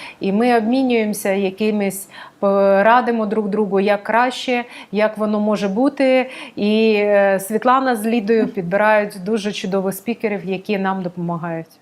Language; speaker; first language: Ukrainian; non-native, local second language; Russian